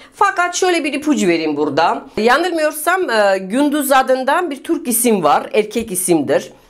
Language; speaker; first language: Turkish; non-native, fluent; Russian